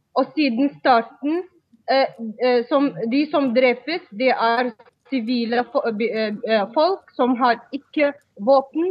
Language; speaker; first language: Norwegian; non-native, fluent; Arabic